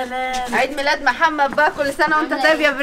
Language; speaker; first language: Arabic; native; Arabic